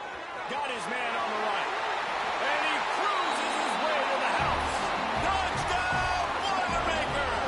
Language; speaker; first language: English; native; English